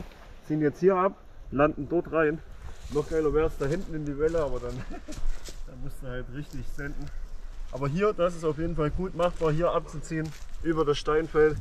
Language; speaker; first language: German; native; German